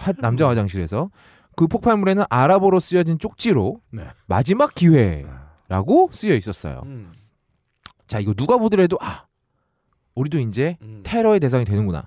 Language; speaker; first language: Korean; native; Korean